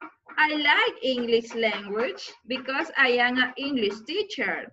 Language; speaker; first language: English; non-native, learner; Spanish